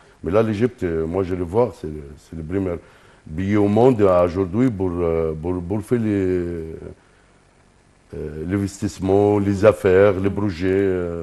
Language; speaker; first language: French; non-native, fluent; Arabic